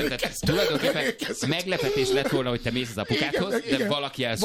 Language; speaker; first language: Hungarian; native; Hungarian